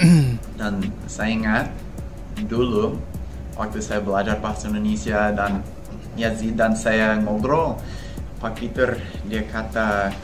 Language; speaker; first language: Indonesian; non-native, fluent; English